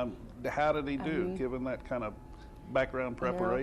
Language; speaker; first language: English; native; English